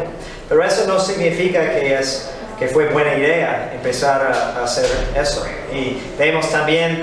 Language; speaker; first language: Spanish; non-native, fluent; English